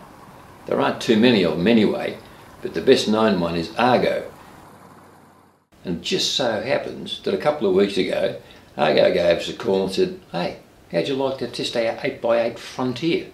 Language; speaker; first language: English; native; English